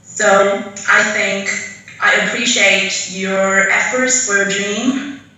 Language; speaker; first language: English; non-native, learner; Chinese